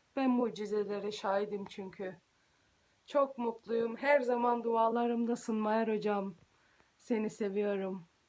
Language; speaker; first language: Turkish; early bilingual, heritage; Turkish